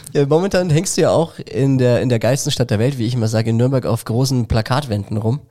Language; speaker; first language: German; native; German